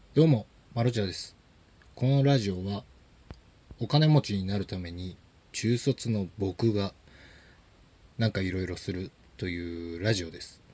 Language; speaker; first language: Japanese; native; Japanese